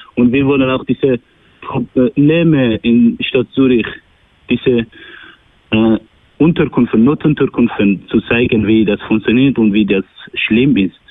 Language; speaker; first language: German; non-native, learner; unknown